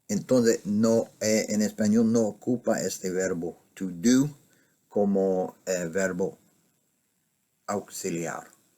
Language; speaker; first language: Spanish; non-native, fluent; English